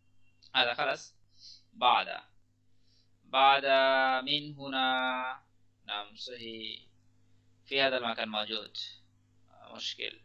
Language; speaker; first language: Arabic; non-native, learner; Bangla